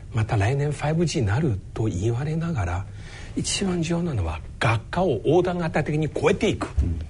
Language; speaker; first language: Japanese; non-native, fluent; Chinese